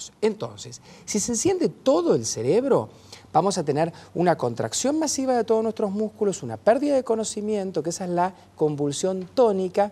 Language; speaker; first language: Spanish; native; Spanish